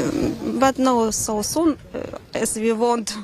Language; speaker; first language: English; non-native, learner; Russian